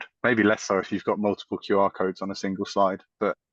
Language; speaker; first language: English; native; English